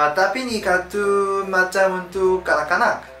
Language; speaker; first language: Malay; non-native, learner; Korean